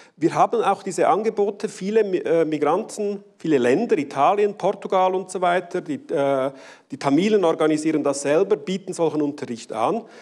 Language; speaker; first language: German; native; German